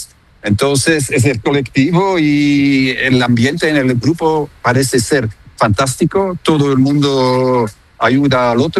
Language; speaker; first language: Spanish; non-native, fluent; Dutch